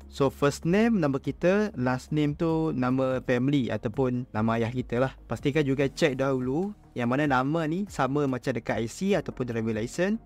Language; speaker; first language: Malay; native; Malay